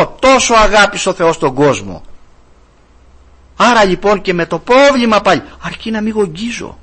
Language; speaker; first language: Greek; native; Greek